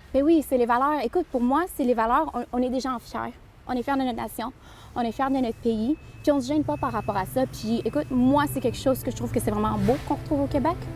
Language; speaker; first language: French; early bilingual, other home language; Spanish